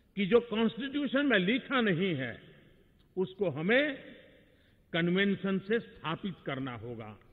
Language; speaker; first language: Hindi; non-native, local second language; Gujarati